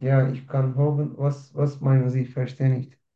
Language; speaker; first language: German; non-native, learner; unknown